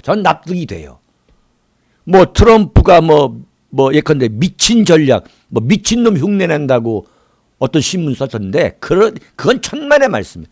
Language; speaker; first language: Korean; native; Korean